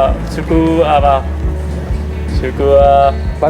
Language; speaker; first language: Indonesian; non-native, learner; Vietnamese